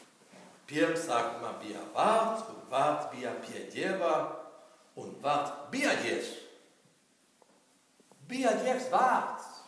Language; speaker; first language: Latvian; non-native, learner; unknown